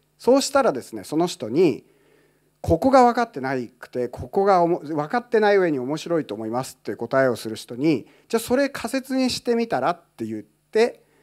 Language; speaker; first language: Japanese; native; Japanese